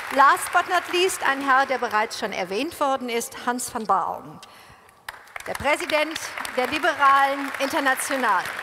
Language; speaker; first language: German; native; German